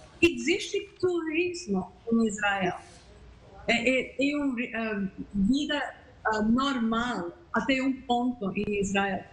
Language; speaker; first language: Portuguese; non-native, fluent; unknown